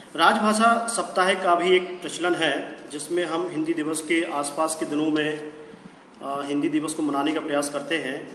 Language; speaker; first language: Hindi; native; Hindi